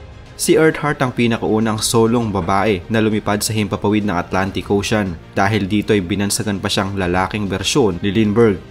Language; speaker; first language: Filipino; native; Filipino